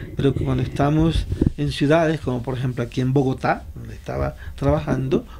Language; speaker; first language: Spanish; native; Spanish